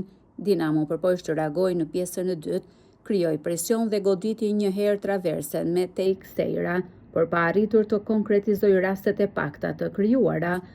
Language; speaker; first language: Albanian; native; Albanian